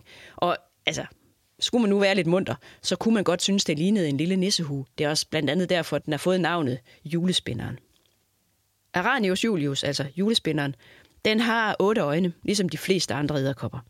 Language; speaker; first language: Danish; native; Danish